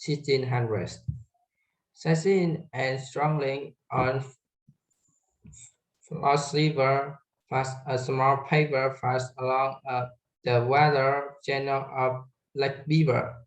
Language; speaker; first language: English; non-native, learner; Vietnamese